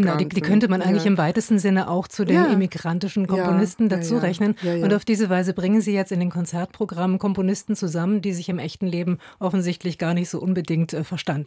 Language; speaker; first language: German; native; German